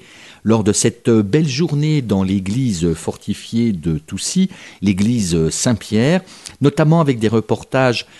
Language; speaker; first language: French; native; French